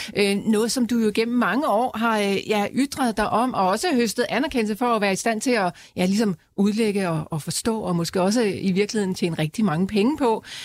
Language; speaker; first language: Danish; native; Danish